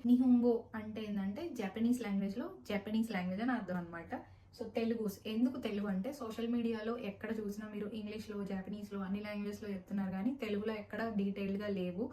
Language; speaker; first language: Telugu; native; Telugu